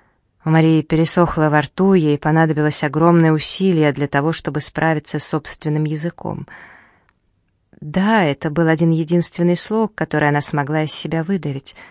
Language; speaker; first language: Russian; native; Russian